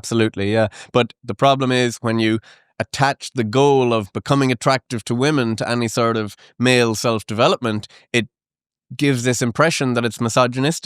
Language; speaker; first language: English; native; English